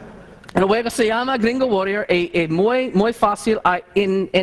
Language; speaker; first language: Spanish; non-native, learner; English